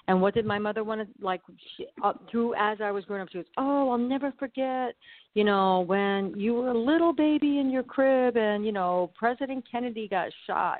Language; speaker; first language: English; native; English